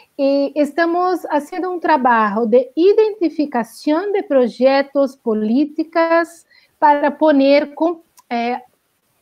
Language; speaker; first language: Spanish; non-native, learner; Portuguese